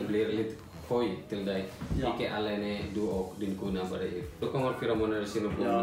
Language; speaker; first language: Norwegian; non-native, learner; Indonesian